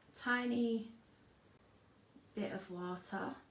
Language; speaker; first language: English; native; English